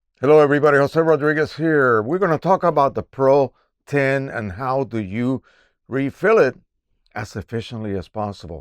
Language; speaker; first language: English; native; English